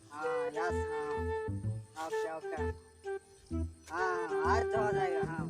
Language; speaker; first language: Hindi; non-native, local second language; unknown